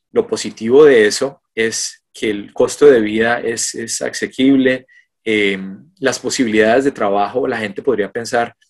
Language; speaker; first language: Spanish; native; Spanish